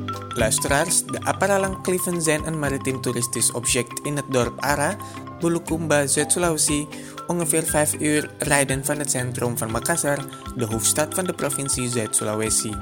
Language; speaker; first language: Dutch; non-native, fluent; Indonesian